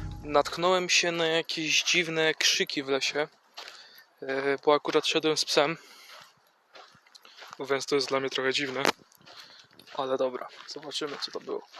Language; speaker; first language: Polish; native; Polish